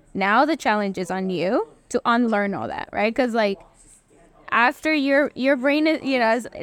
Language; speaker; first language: English; early bilingual, other home language; Spanish